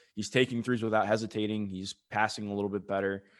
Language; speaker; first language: English; native; English